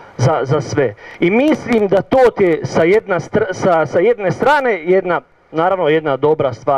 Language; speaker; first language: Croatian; non-native, learner; Italian